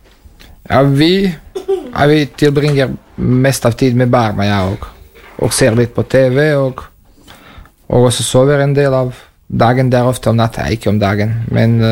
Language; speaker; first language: Norwegian; non-native, learner; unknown